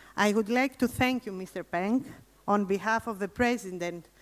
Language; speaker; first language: English; non-native, fluent; Greek